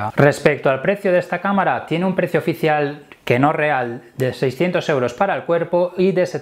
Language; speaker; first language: Spanish; native; Spanish